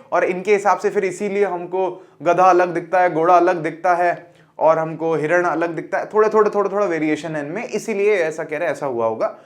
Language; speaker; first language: Hindi; native; Hindi